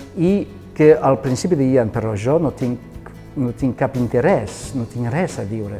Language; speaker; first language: Catalan; non-native, fluent; French